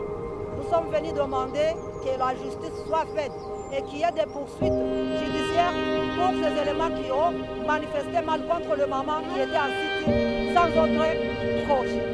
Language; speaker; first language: French; non-native, local second language; Kinyarwanda